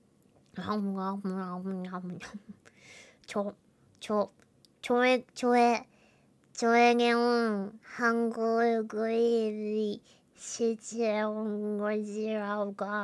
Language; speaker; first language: Korean; non-native, learner; Japanese